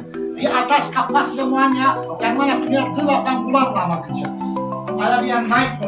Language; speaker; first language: Indonesian; non-native, learner; Turkish